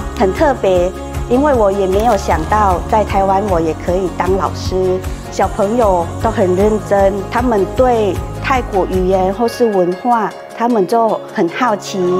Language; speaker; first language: Chinese; non-native, fluent; Thai